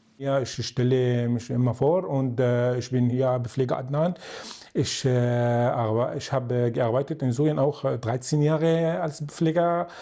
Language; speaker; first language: German; non-native, learner; Arabic